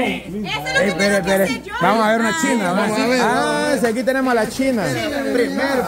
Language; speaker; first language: Spanish; native; Spanish